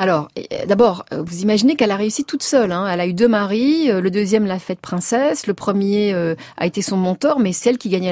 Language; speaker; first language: French; native; French